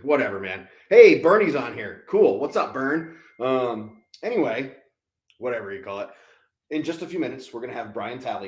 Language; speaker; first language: English; native; English